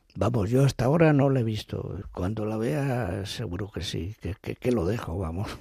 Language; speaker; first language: Spanish; native; Spanish